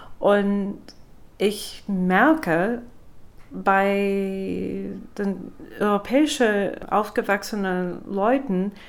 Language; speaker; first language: German; non-native, fluent; English